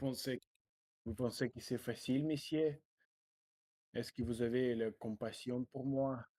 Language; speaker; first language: French; non-native, learner; Russian